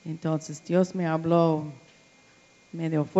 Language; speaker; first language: Spanish; non-native, learner; English